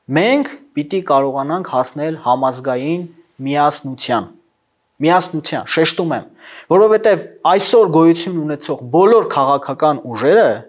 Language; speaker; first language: Armenian; native; Armenian